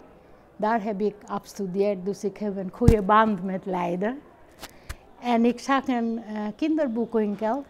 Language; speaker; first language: Dutch; non-native, fluent; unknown